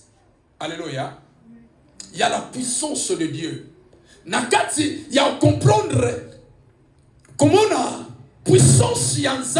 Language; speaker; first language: French; non-native, local second language; Lingala